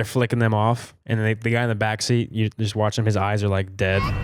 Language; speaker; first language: English; native; English